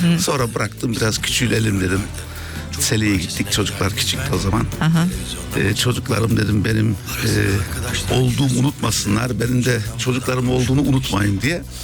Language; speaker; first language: Turkish; early bilingual, heritage; German